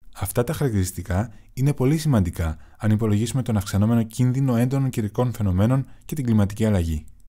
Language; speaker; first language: Greek; non-native, learner; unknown